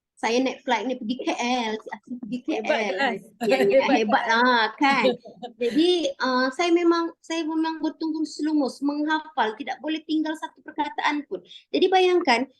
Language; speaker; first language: Malay; native; Malay